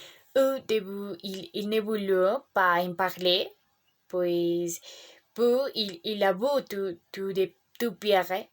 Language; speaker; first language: French; non-native, learner; Spanish